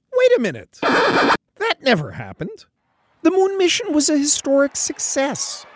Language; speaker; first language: English; non-native, fluent; Russian